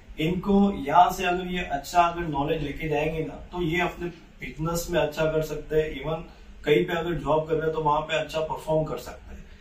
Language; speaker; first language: Hindi; native; Hindi